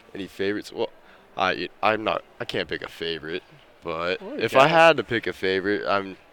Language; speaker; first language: English; native; English